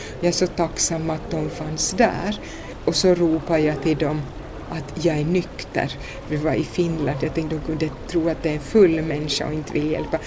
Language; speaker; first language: Swedish; native; Swedish